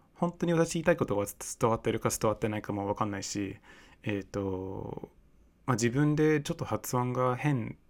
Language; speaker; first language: Japanese; non-native, fluent; English